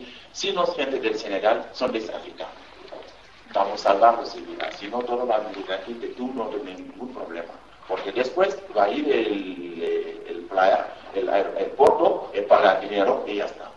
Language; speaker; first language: Spanish; non-native, learner; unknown